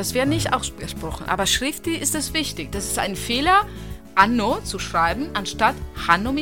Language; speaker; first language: German; non-native, fluent; Italian